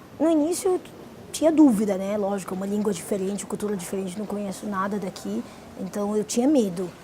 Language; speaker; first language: Portuguese; non-native, fluent; Arabic